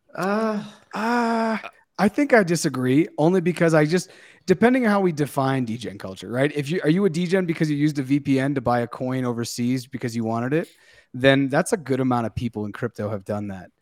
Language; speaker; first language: English; native; English